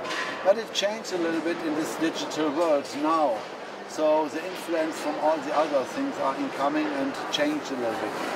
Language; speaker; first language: English; non-native, fluent; German